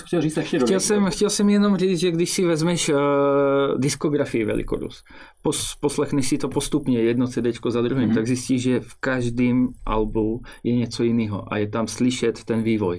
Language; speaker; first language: Czech; native; Czech